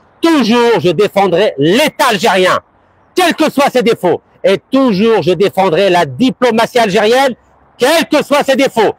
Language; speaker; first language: French; early bilingual, other home language; Arabic